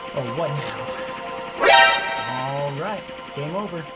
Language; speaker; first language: English; native; English